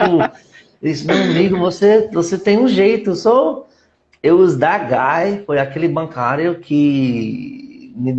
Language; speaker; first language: Portuguese; non-native, fluent; English